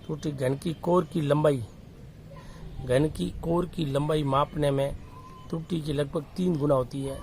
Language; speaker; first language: Hindi; native; Hindi